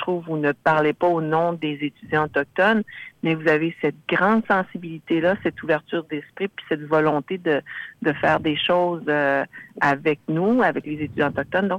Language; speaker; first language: French; native; French